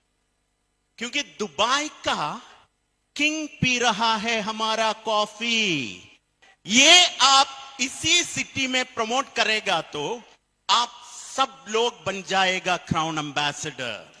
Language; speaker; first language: Hindi; non-native, fluent; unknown